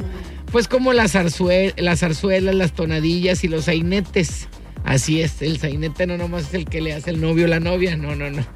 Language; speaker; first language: Spanish; native; Spanish